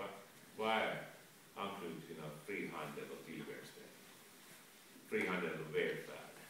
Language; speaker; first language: Swedish; non-native, local second language; Finnish